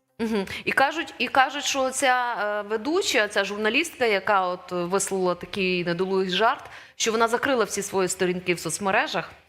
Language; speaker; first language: Ukrainian; native; Ukrainian